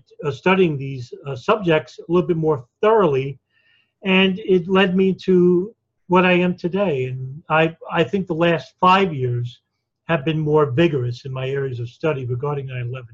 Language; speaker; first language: English; native; English